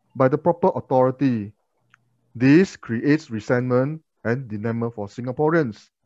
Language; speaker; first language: English; non-native, local second language; Chinese